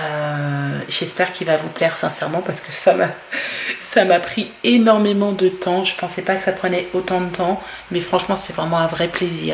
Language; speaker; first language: French; native; French